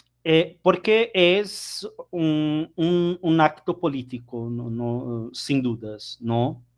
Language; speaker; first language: Spanish; non-native, fluent; Portuguese